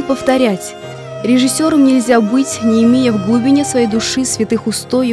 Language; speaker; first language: Russian; native; Russian